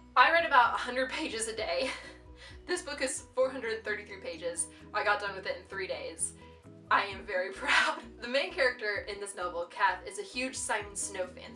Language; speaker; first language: English; native; English